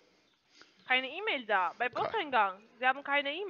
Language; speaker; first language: German; non-native, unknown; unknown